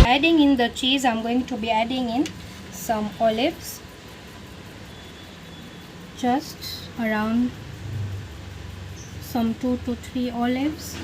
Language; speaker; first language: English; non-native, local second language; Gujarati